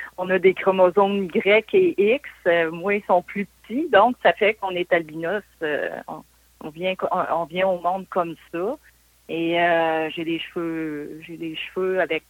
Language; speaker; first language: French; native; French